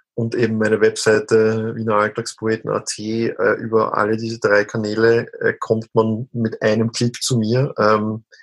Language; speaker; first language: German; native; German